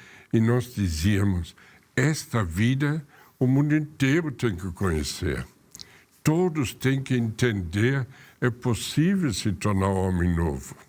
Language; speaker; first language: Portuguese; non-native, fluent; German